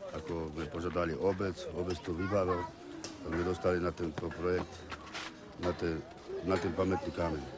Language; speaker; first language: Slovak; non-native, local second language; Romany